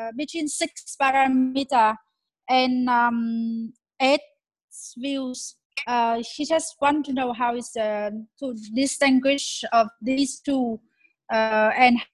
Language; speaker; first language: English; non-native, fluent; Vietnamese